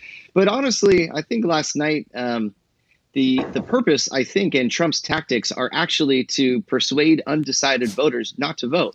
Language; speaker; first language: English; native; English